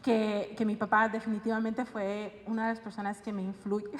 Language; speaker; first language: Spanish; early bilingual, heritage; Spanish